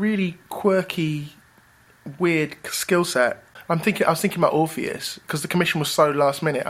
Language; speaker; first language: English; native; English